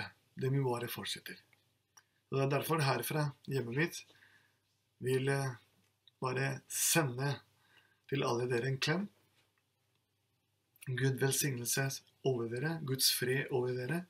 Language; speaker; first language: Norwegian; non-native, fluent; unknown